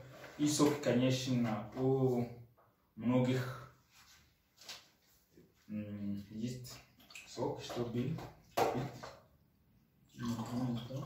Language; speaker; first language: Russian; non-native, learner; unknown